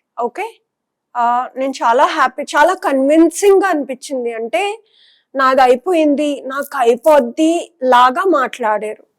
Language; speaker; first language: Telugu; non-native, local second language; Punjabi